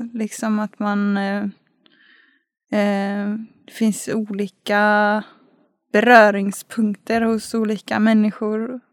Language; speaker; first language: Swedish; early bilingual, other home language; Finnish